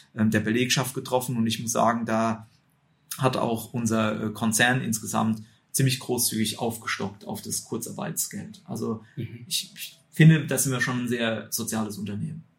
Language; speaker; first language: German; native; German